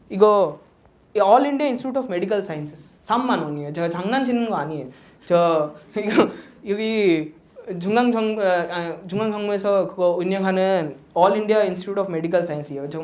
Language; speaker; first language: Korean; non-native, fluent; Odia